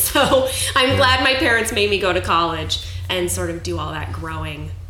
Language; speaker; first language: English; native; English